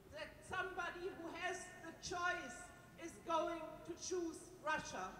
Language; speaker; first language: English; non-native, fluent; German